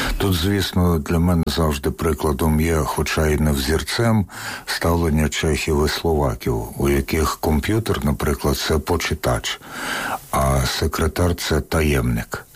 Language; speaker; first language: Ukrainian; non-native, local second language; Russian